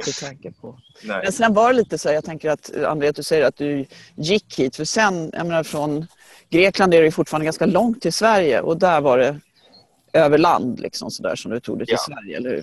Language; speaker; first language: Swedish; native; Swedish